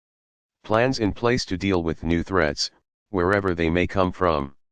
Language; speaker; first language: English; native; English